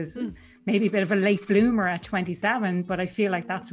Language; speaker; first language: English; native; English